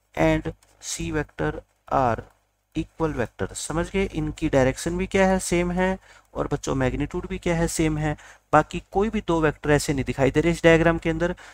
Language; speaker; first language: Hindi; native; Hindi